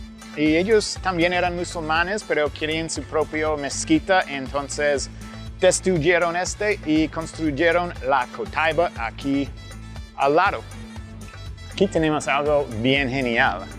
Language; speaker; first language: Spanish; non-native, fluent; English